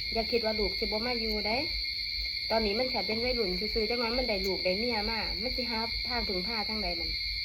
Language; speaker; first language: Thai; native; Thai